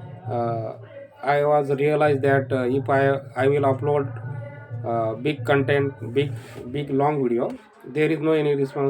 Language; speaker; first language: English; non-native, learner; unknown